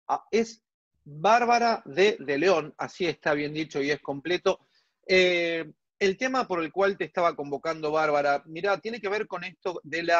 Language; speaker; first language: Spanish; native; Spanish